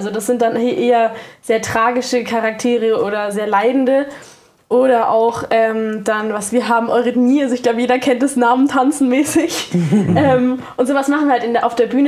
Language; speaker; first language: German; native; German